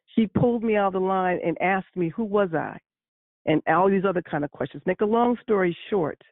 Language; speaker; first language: English; native; English